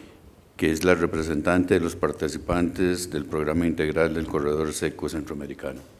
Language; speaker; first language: Spanish; native; Spanish